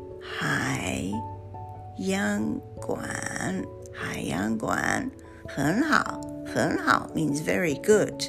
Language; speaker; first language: Chinese; non-native, fluent; English